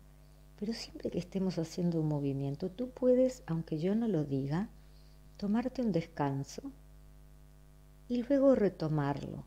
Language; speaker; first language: Spanish; native; Spanish